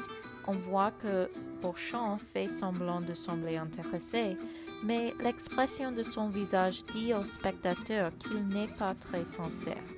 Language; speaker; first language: French; non-native, learner; English